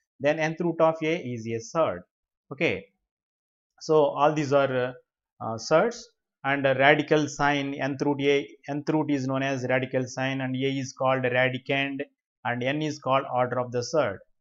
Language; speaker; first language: English; non-native, local second language; Telugu